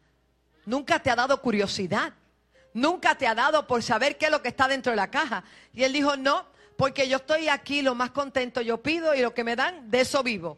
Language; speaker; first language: Spanish; native; Spanish